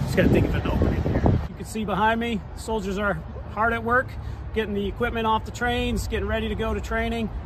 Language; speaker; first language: English; native; English